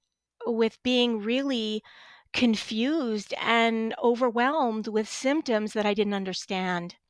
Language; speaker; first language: English; native; English